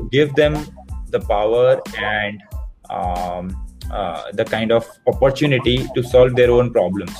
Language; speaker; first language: English; non-native, local second language; Hindi